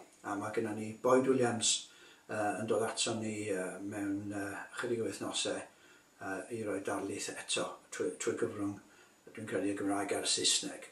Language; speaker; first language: Welsh; native; Welsh